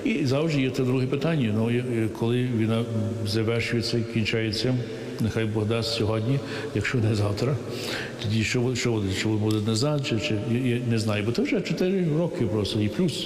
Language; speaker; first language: Ukrainian; early bilingual, heritage; English